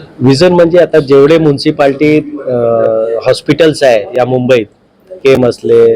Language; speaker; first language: Marathi; non-native, local second language; Hindi